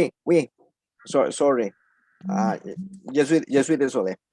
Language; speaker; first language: French; non-native, learner; Spanish